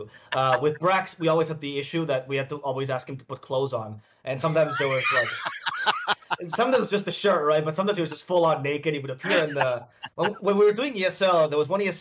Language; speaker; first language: English; non-native, fluent; Spanish